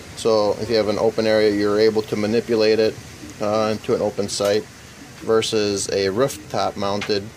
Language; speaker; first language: English; native; English